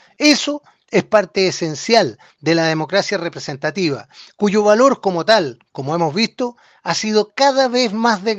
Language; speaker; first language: Spanish; native; Spanish